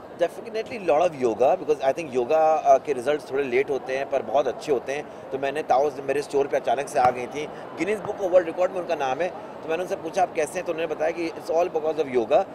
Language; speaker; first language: Hindi; native; Hindi